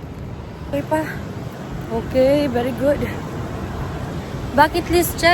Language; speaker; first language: English; non-native, learner; Filipino